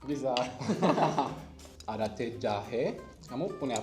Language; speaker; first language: Indonesian; non-native, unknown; German